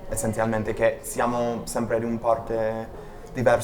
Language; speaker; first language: Italian; non-native, fluent; English